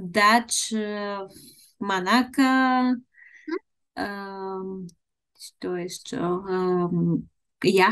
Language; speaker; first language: Russian; non-native, learner; Bulgarian